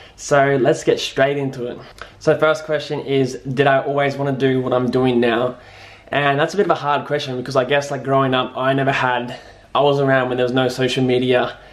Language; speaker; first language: English; native; English